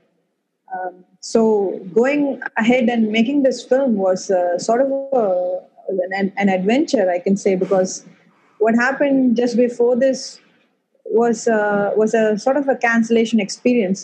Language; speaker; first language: English; non-native, local second language; Tamil